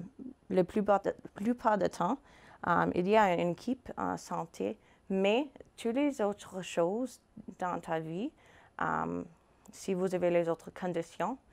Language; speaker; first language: French; non-native, fluent; English